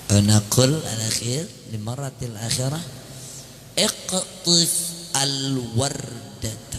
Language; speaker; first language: Arabic; non-native, fluent; Indonesian